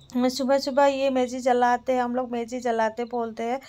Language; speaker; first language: Hindi; non-native, local second language; Assamese